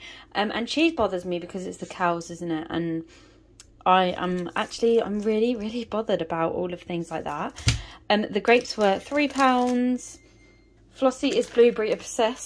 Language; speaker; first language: English; native; English